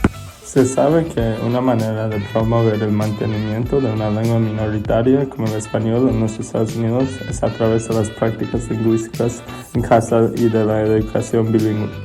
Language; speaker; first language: Spanish; non-native, learner; English